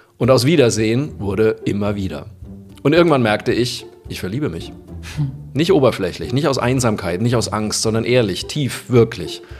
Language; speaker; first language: German; native; German